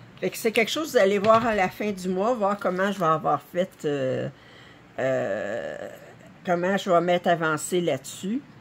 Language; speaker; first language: French; native; French